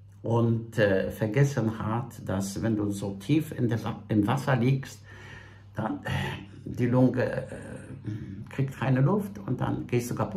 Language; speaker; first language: German; non-native, fluent; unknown